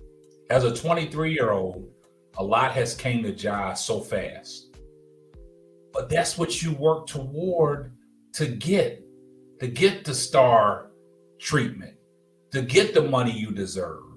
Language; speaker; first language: English; native; English